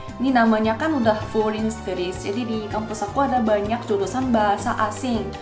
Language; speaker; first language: Indonesian; non-native, fluent; Korean